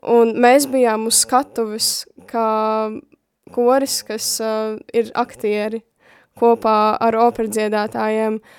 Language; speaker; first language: Latvian; native; Latvian